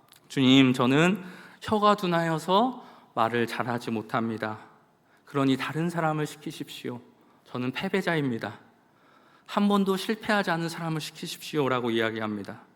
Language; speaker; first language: Korean; native; Korean